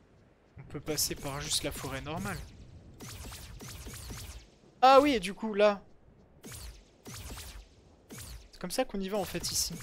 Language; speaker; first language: French; native; French